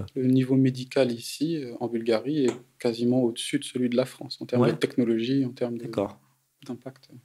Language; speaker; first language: French; native; French